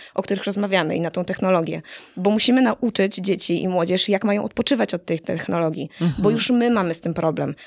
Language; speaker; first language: Polish; native; Polish